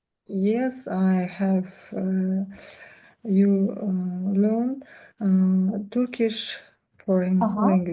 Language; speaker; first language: English; non-native, learner; Russian